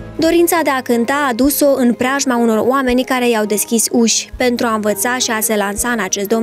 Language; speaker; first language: Romanian; native; Romanian